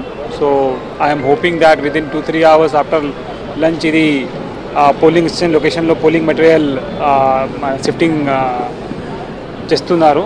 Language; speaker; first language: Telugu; non-native, local second language; Urdu